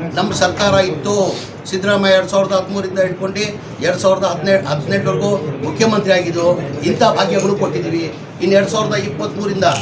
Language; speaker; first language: Kannada; non-native, local second language; Urdu